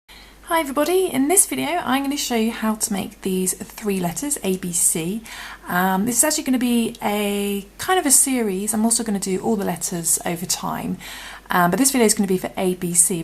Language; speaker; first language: English; native; English